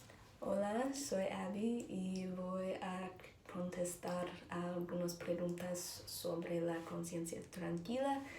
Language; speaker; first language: Spanish; non-native, learner; English